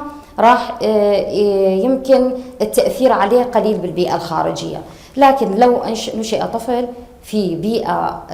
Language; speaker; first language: Arabic; native; Arabic